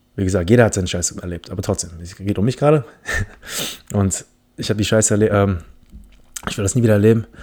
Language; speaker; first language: German; early bilingual, other home language; English